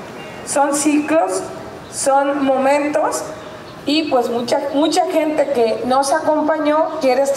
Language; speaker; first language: Spanish; native; Spanish